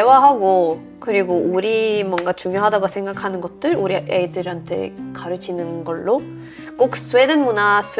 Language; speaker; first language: Korean; non-native, fluent; Swedish